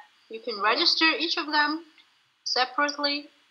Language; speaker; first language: English; non-native, fluent; Russian